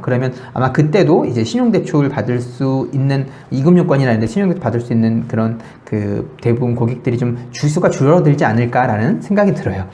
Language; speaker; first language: Korean; native; Korean